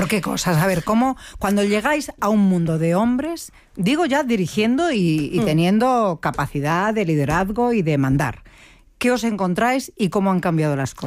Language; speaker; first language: Spanish; native; Spanish